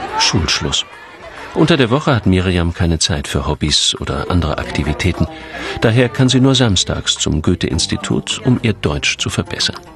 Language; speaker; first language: German; native; German